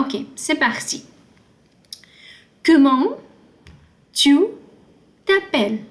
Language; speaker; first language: French; non-native, fluent; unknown